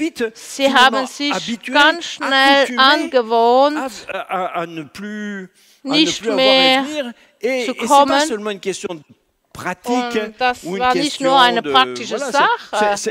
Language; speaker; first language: German; non-native, fluent; French